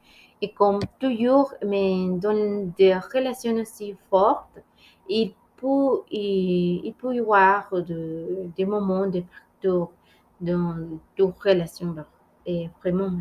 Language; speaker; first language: French; non-native, learner; Spanish